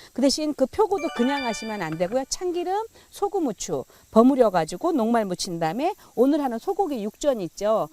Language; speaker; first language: Korean; native; Korean